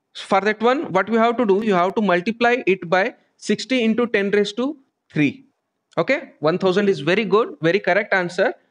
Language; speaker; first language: English; non-native, local second language; Kannada